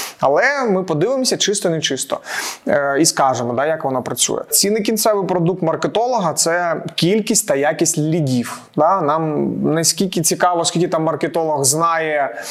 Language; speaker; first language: Ukrainian; non-native, local second language; Russian